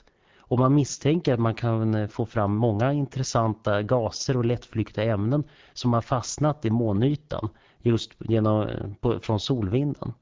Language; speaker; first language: Swedish; native; Swedish